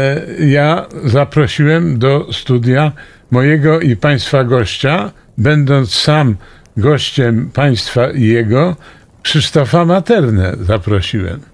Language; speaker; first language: Polish; native; Polish